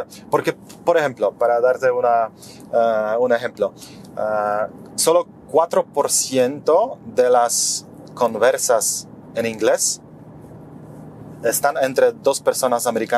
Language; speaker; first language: Spanish; non-native, fluent; Polish